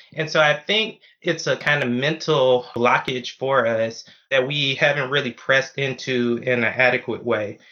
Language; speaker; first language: English; native; English